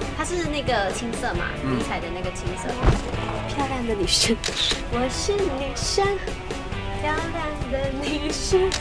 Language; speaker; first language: Chinese; native; Chinese